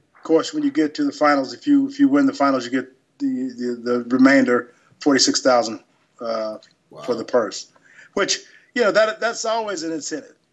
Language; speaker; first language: English; native; English